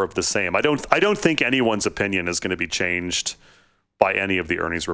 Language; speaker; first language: English; native; English